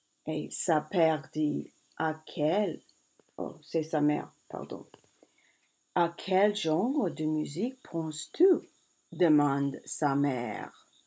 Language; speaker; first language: French; non-native, learner; English